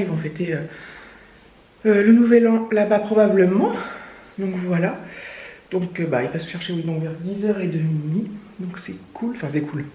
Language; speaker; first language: French; native; French